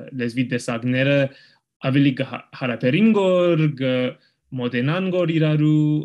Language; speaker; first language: Armenian; early bilingual, heritage; Armenian